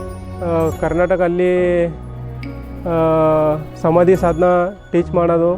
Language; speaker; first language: Kannada; non-native, local second language; Marathi